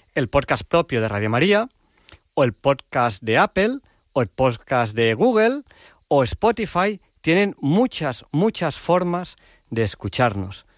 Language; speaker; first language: Spanish; native; Spanish